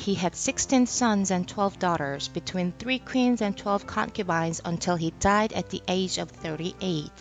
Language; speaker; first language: English; non-native, fluent; Korean